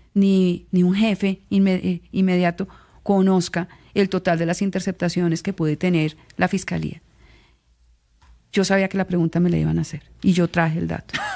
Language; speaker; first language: Spanish; native; Spanish